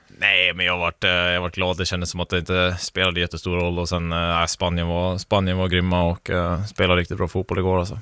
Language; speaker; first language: Swedish; native; Swedish